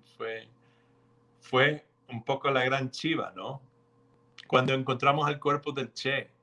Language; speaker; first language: Spanish; non-native, fluent; English